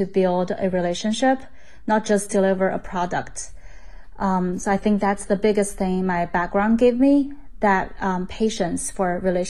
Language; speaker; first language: English; non-native, fluent; Chinese